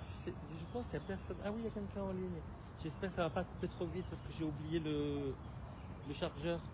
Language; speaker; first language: French; native; French